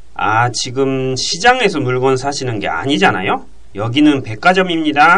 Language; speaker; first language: Korean; non-native, fluent; Japanese